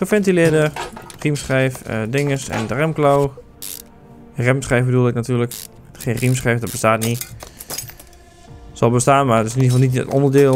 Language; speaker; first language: Dutch; native; Dutch